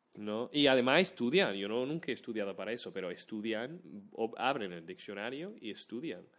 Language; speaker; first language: Spanish; non-native, fluent; English